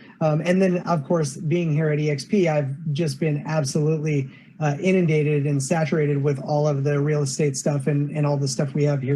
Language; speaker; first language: English; native; English